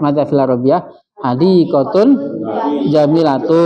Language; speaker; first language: Arabic; non-native, fluent; Indonesian